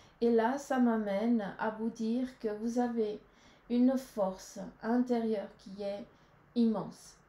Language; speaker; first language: French; native; French